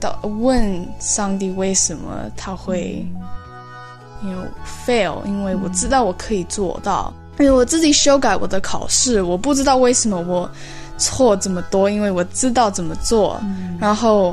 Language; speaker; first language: Chinese; early bilingual, heritage; Chinese